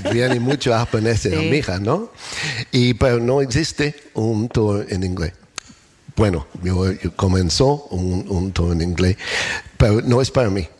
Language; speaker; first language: Spanish; non-native, learner; English